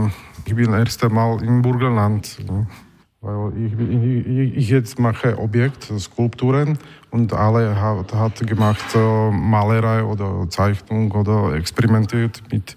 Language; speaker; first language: German; non-native, learner; Slovak